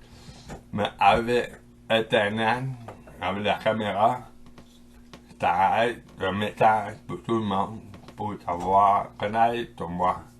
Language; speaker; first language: French; non-native, local second language; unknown